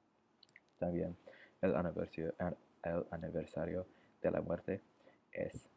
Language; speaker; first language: Spanish; non-native, learner; English